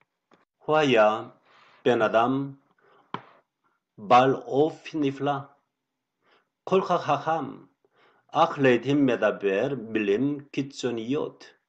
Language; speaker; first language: Hebrew; non-native, fluent; Korean